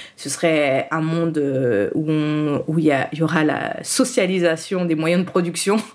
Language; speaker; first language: French; early bilingual, other home language; Haitian Creole